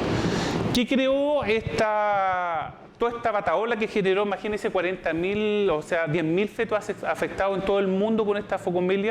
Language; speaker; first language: Spanish; native; Spanish